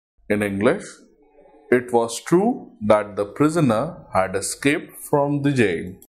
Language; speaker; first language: English; non-native, local second language; Hindi